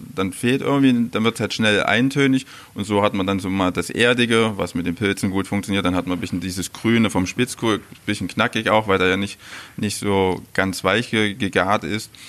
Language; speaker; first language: German; native; German